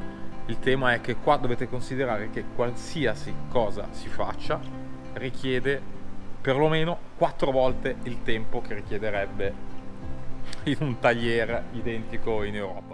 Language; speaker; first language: Italian; native; Italian